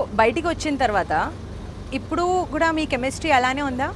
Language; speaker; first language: Telugu; native; Telugu